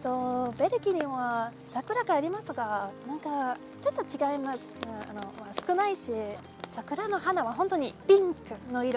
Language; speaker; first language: Japanese; non-native, fluent; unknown